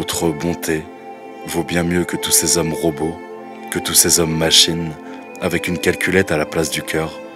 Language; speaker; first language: French; native; French